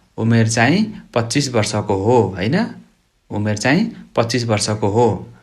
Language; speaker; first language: Nepali; native; Nepali